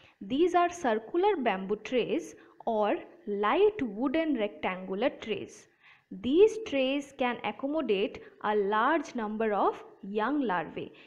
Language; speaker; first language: English; non-native, local second language; Bangla